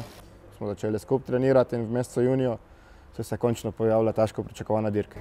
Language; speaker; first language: Slovenian; native; Slovenian